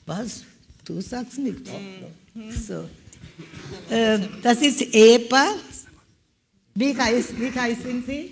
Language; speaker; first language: German; non-native, learner; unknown